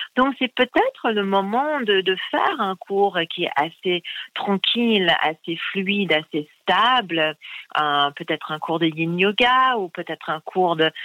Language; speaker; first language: French; non-native, fluent; English